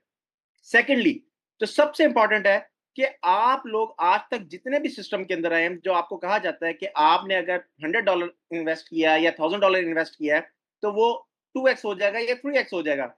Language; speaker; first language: Hindi; native; Hindi